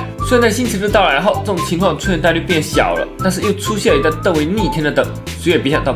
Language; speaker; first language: Chinese; native; Chinese